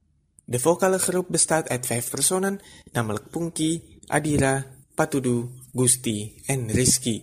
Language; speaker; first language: Dutch; non-native, fluent; Indonesian